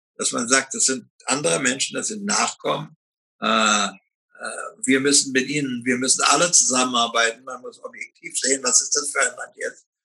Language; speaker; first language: German; native; German